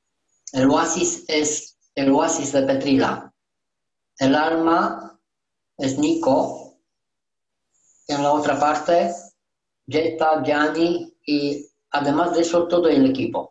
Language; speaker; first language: Spanish; non-native, learner; Romanian